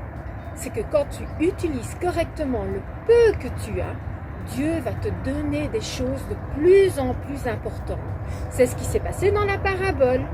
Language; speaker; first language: French; native; French